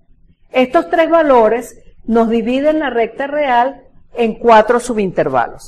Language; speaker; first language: Spanish; native; Spanish